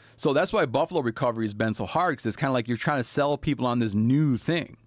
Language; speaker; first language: English; native; English